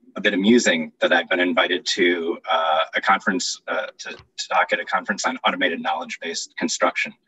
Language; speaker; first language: English; native; English